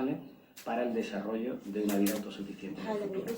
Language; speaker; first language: Spanish; native; Spanish